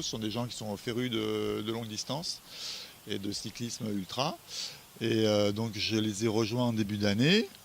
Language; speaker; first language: French; native; French